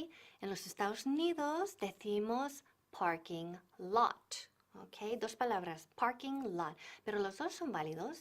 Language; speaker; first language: Spanish; non-native, fluent; English